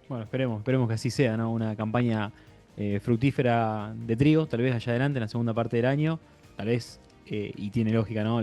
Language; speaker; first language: Spanish; native; Spanish